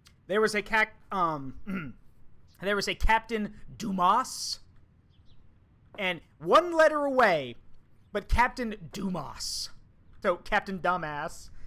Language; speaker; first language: English; native; English